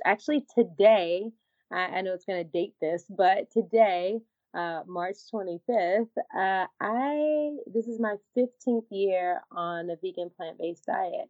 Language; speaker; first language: English; native; English